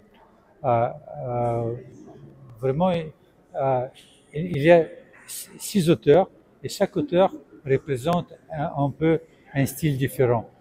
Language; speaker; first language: French; non-native, fluent; Russian